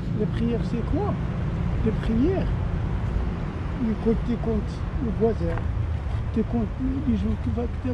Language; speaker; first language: French; non-native, learner; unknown